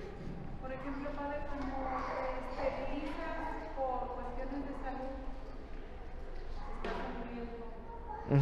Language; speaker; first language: Spanish; native; Spanish